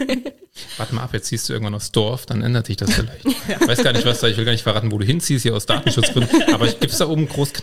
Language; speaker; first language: German; native; German